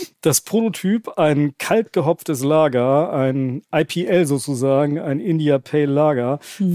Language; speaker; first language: German; native; German